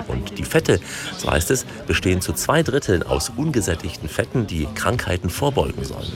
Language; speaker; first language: German; native; German